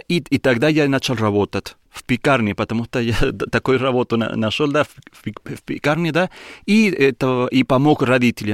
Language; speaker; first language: Russian; non-native, learner; Spanish